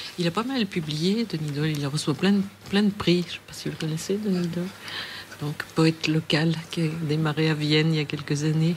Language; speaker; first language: French; native; French